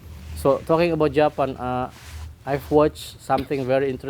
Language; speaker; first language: English; non-native, learner; Indonesian